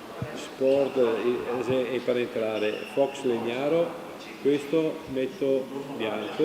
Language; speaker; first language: Italian; native; Italian